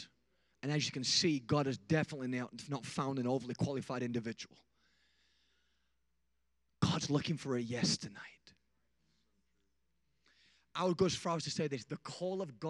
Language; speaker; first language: English; native; English